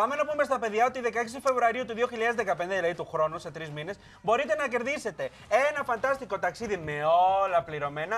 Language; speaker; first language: Greek; non-native, fluent; Spanish